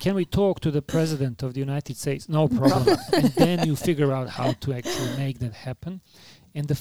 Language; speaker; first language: English; non-native, fluent; Bosnian